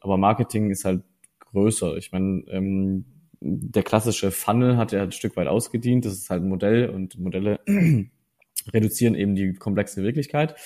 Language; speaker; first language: German; native; German